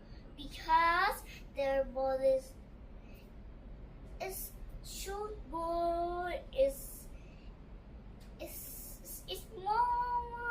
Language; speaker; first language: English; early bilingual, other home language; Nepali